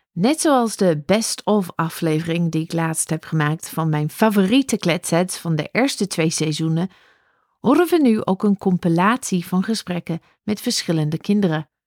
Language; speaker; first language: Dutch; non-native, fluent; English